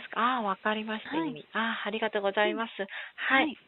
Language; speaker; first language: Japanese; non-native, fluent; Korean